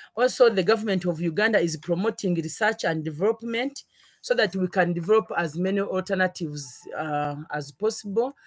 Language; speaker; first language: English; non-native, local second language; Ganda